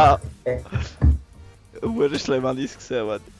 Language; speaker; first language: German; native; German